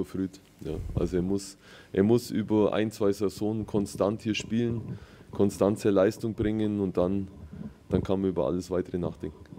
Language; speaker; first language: German; native; German